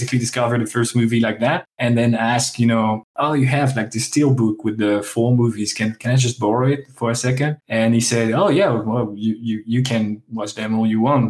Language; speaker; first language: English; non-native, fluent; French